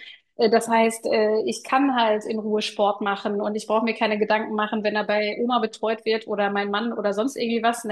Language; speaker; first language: German; native; German